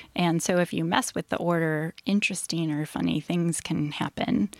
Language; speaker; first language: English; native; English